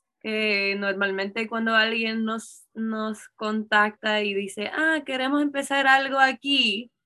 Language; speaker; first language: Spanish; non-native, learner; English